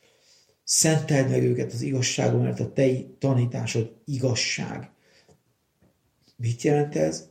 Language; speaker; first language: Hungarian; native; Hungarian